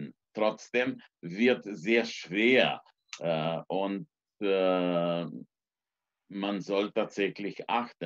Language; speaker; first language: German; non-native, fluent; Romanian